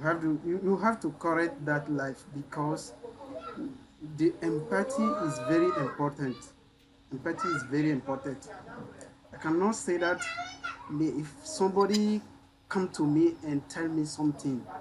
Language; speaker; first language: English; non-native, learner; French